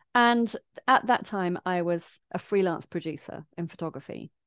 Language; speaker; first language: English; native; English